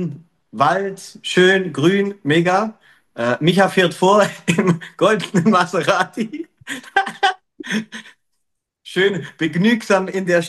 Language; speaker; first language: German; native; German